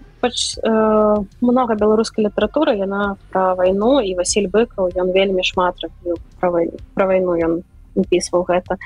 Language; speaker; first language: Belarusian; non-native, local second language; Russian